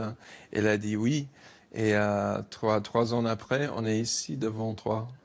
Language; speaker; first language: French; non-native, fluent; English